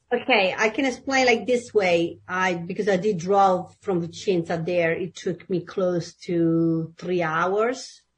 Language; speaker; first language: English; non-native, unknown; Italian